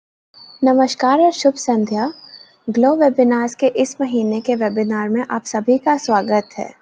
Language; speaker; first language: Hindi; native; Hindi